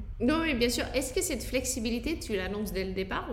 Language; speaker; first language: French; non-native, fluent; Dutch